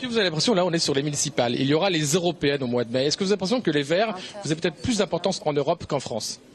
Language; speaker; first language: French; native; French